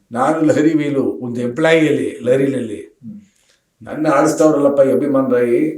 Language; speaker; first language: Kannada; native; Kannada